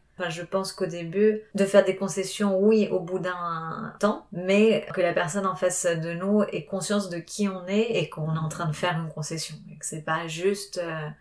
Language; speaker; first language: French; non-native, fluent; Spanish